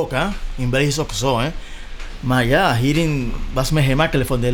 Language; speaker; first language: Dutch; non-native, learner; Spanish